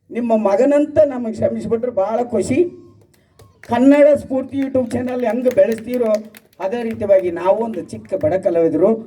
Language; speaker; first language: Kannada; native; Kannada